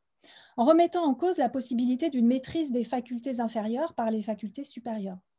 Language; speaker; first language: French; native; French